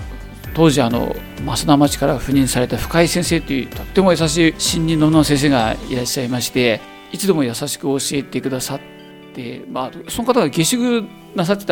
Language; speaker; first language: Japanese; native; Japanese